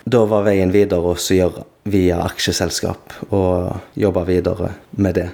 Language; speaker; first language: Norwegian; native; Norwegian